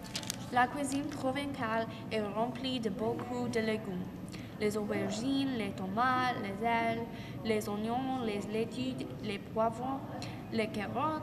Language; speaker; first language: French; non-native, learner; English